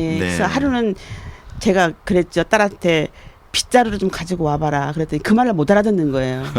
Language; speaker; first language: Korean; native; Korean